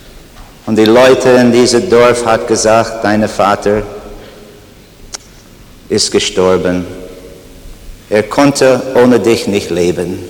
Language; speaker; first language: German; non-native, learner; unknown